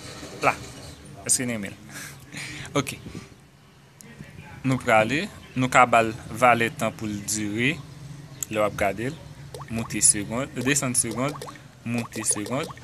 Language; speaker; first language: French; non-native, local second language; Haitian Creole